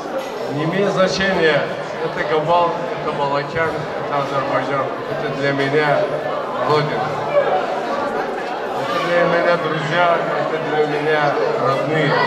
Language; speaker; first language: Russian; non-native, local second language; Azerbaijani